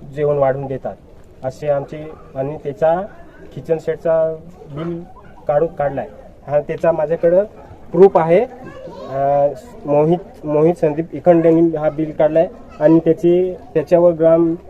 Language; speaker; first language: Marathi; native; Marathi